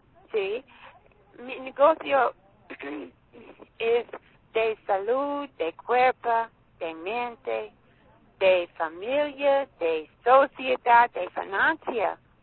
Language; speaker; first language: Spanish; non-native, learner; English